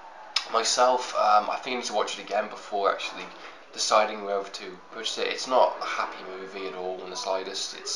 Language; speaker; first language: English; native; English